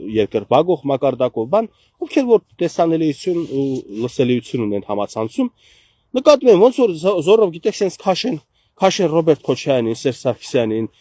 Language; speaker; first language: Armenian; native; Armenian